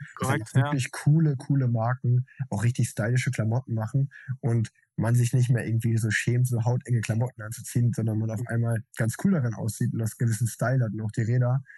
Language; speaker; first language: German; native; German